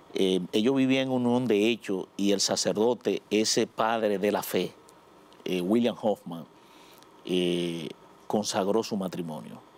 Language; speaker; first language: Spanish; native; Spanish